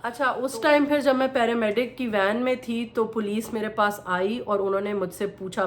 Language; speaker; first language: Urdu; native; Urdu